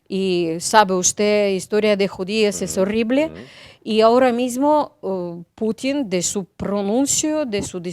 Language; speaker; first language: Spanish; non-native, learner; Ukrainian